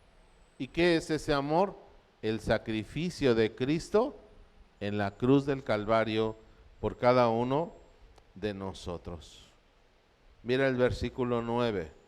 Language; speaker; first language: Spanish; native; Spanish